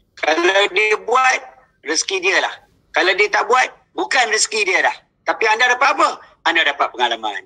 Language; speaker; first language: Malay; native; Malay